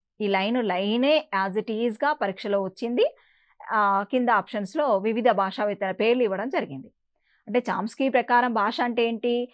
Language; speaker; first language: Telugu; native; Telugu